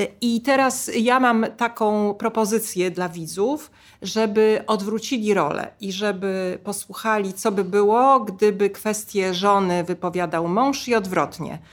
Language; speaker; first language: Polish; native; Polish